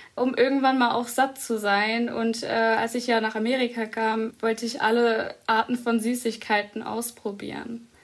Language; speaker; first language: German; early bilingual, other home language; Arabic